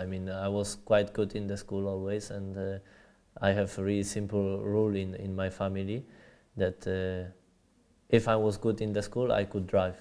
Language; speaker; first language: English; non-native, fluent; Polish